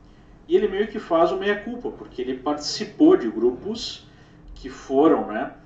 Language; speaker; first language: Portuguese; native; Portuguese